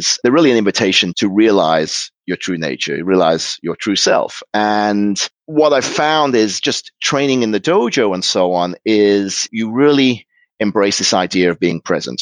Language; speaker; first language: English; native; English